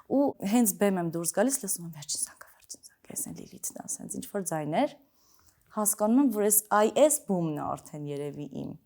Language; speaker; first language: Armenian; early bilingual, other home language; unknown